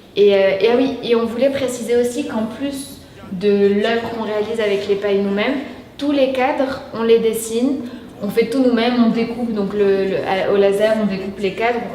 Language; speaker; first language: French; non-native, local second language; Arabic